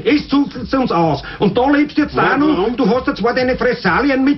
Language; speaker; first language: German; native; German